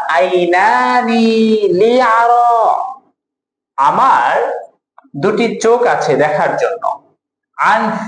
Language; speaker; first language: Bangla; native; Bangla